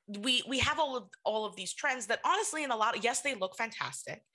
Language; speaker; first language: English; native; English